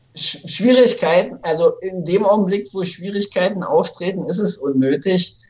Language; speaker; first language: German; native; German